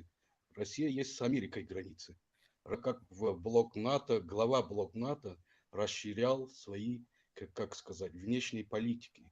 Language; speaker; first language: Russian; non-native, fluent; Tajik